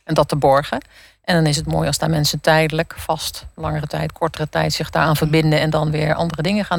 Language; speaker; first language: Dutch; native; Dutch